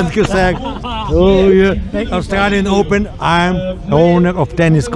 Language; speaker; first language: English; non-native, learner; Ukrainian